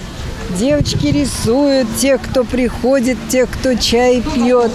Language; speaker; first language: Russian; native; Russian